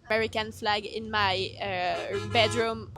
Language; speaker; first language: English; non-native, learner; French